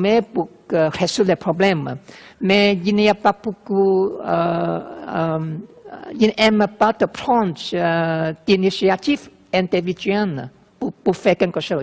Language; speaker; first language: French; non-native, learner; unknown